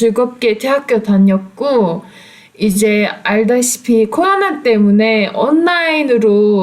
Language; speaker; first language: Korean; non-native, fluent; Turkish